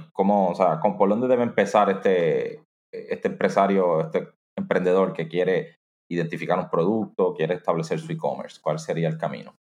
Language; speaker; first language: Spanish; native; Spanish